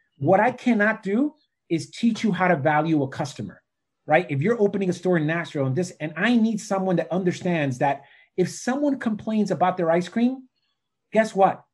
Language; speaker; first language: English; native; English